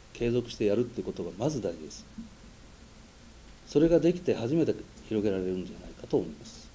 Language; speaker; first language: Japanese; native; Japanese